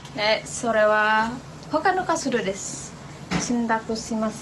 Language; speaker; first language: Japanese; non-native, learner; Indonesian